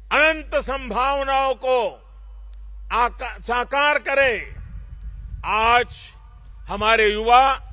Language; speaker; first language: Hindi; non-native, local second language; Gujarati